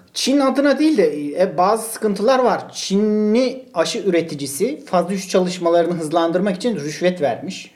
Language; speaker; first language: Turkish; native; Turkish